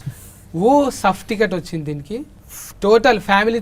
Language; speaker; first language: Telugu; native; Telugu